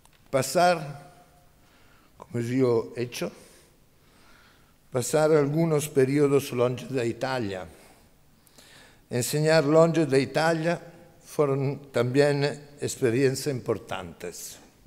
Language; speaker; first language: Portuguese; non-native, learner; Italian